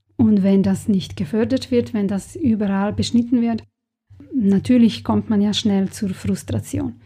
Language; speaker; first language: German; non-native, fluent; Serbian